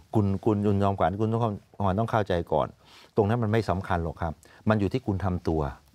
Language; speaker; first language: Thai; native; Thai